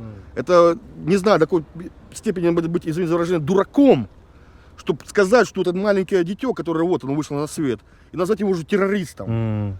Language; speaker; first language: Russian; native; Russian